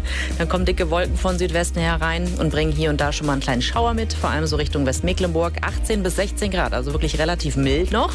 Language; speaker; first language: German; native; German